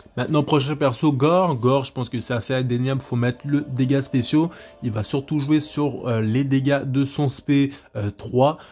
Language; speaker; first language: French; native; French